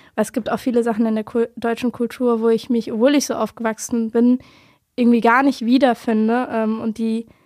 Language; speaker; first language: German; native; German